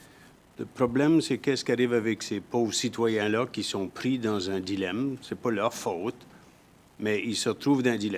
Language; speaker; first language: French; native; French